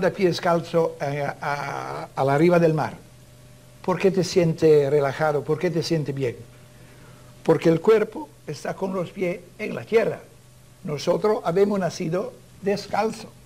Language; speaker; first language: Spanish; non-native, learner; Italian